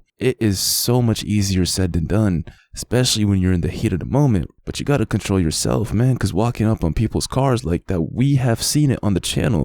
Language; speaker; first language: English; native; English